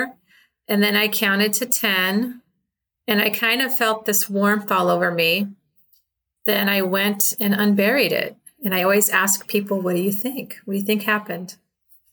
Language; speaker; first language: English; native; English